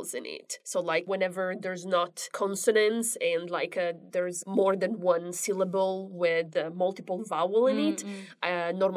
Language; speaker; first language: English; non-native, fluent; Italian